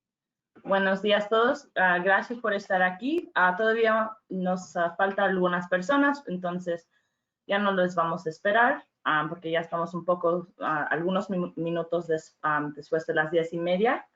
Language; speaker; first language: Spanish; non-native, fluent; English